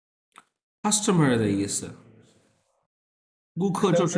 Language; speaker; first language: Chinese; non-native, fluent; Urdu